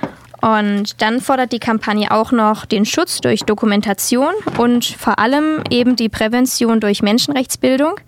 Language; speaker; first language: German; native; German